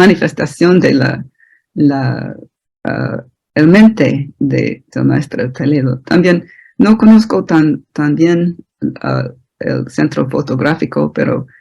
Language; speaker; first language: Spanish; non-native, fluent; English